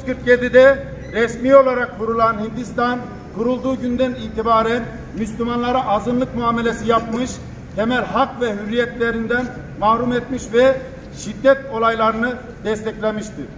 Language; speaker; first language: Turkish; native; Turkish